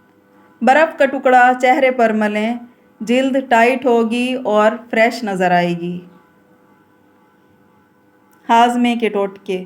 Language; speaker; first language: Urdu; native; Urdu